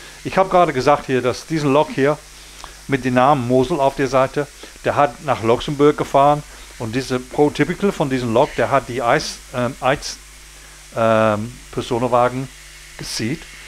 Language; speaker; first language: German; non-native, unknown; English